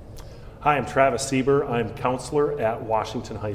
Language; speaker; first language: English; native; English